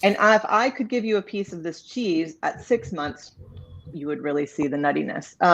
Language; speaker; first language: English; native; English